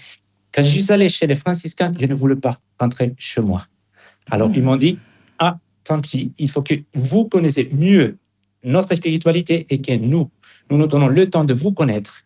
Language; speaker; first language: French; non-native, fluent; Spanish